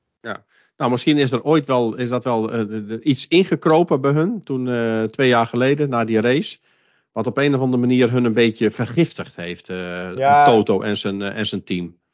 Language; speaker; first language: Dutch; native; Dutch